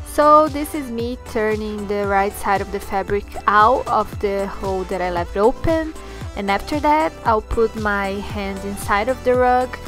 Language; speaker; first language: English; non-native, learner; Portuguese